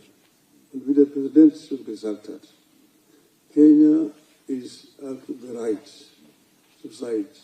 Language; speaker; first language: German; non-native, fluent; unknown